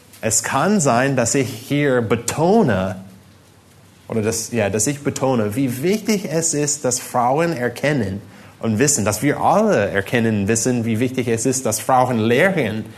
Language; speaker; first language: German; non-native, fluent; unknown